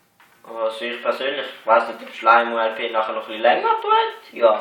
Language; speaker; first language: German; native; German